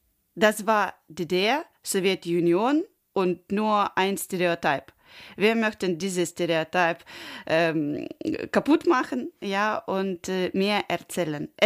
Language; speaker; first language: German; non-native, learner; Ukrainian